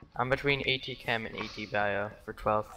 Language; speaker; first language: English; native; English